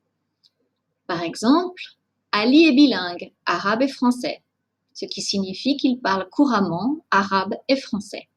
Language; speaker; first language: French; native; French